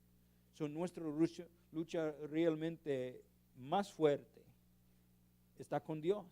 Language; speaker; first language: Spanish; non-native, learner; English